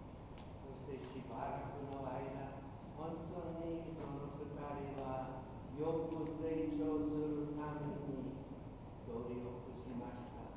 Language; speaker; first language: Japanese; non-native, fluent; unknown